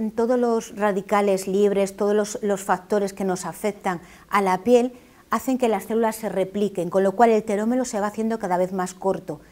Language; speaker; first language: Spanish; native; Spanish